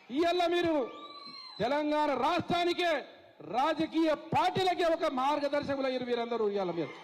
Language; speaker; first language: Telugu; native; Telugu